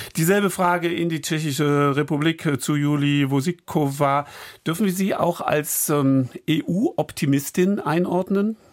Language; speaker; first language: German; native; German